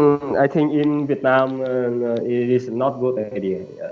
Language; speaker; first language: English; non-native, learner; Vietnamese